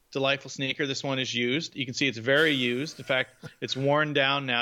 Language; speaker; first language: English; native; English